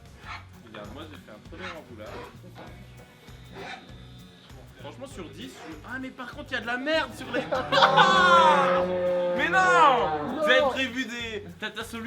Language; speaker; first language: French; native; French